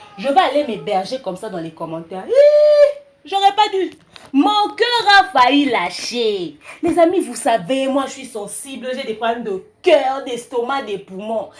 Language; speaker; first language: French; non-native, local second language; Lingala